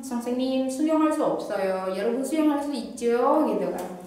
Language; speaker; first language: Korean; non-native, fluent; Indonesian